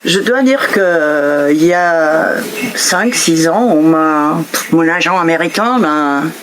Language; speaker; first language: French; non-native, fluent; Spanish